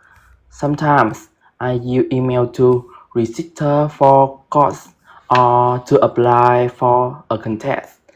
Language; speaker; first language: English; non-native, fluent; Vietnamese